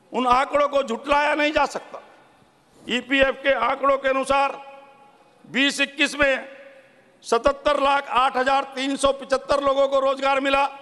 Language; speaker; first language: Hindi; native; Hindi